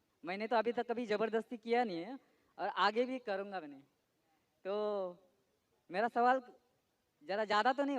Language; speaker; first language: Hindi; non-native, local second language; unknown